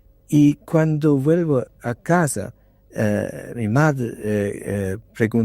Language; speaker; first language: Spanish; non-native, learner; English